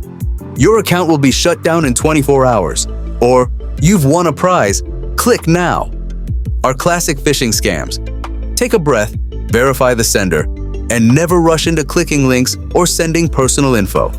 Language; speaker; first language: English; native; English